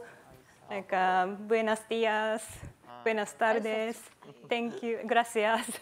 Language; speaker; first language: Spanish; non-native, learner; Japanese